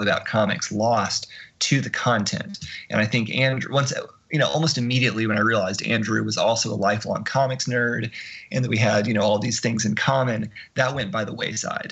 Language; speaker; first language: English; native; English